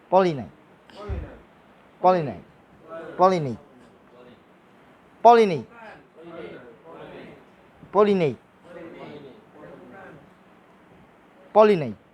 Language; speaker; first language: English; non-native, learner; Indonesian